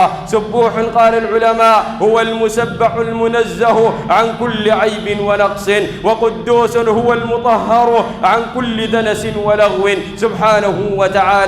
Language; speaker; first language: Arabic; native; Arabic